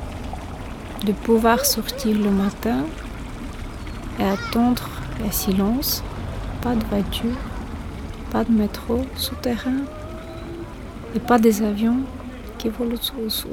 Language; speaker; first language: French; non-native, fluent; Ukrainian